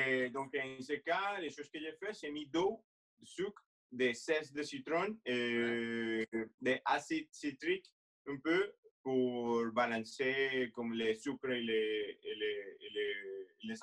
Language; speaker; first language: French; non-native, fluent; Spanish